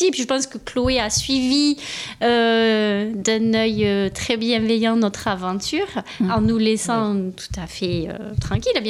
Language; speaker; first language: French; native; French